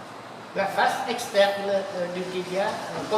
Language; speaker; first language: French; native; French